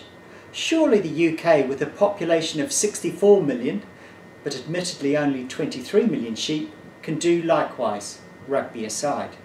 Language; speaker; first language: English; native; English